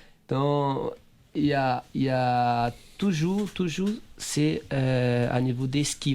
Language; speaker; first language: French; non-native, fluent; Portuguese